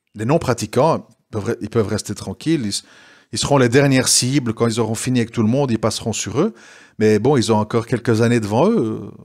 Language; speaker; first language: French; native; French